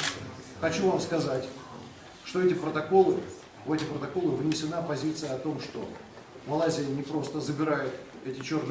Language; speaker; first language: Russian; native; Russian